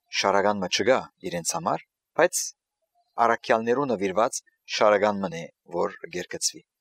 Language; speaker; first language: Armenian; early bilingual, heritage; Armenian